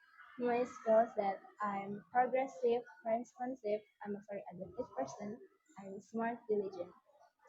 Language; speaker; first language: English; non-native, learner; Indonesian